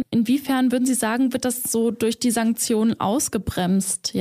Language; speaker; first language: German; native; German